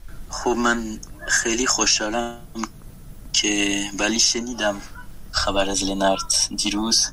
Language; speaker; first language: Persian; non-native, fluent; French